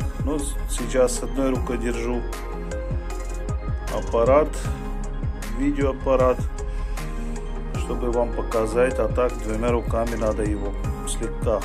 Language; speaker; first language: Russian; non-native, fluent; Hindi